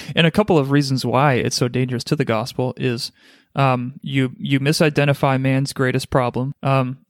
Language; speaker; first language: English; native; English